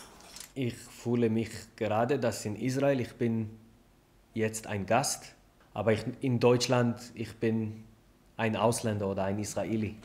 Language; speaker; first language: German; non-native, learner; Hebrew